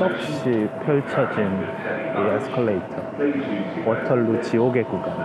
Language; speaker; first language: Korean; native; Korean